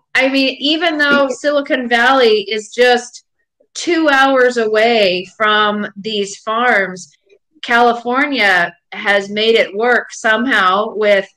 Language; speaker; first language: English; native; English